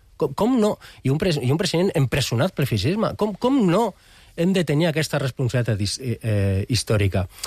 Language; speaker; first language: Catalan; non-native, local second language; Spanish